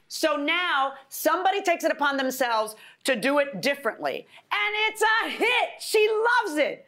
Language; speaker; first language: English; early bilingual, other home language; Spanish